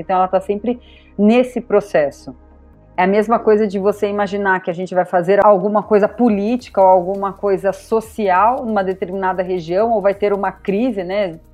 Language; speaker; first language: Portuguese; native; Portuguese